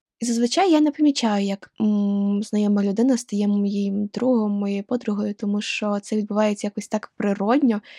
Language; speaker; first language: Ukrainian; non-native, local second language; Russian